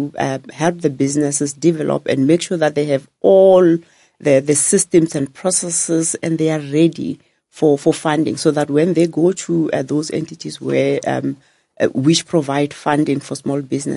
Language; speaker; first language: English; non-native, local second language; Northern Sotho